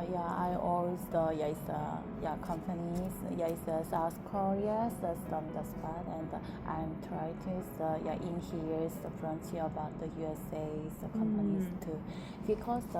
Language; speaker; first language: English; non-native, learner; Korean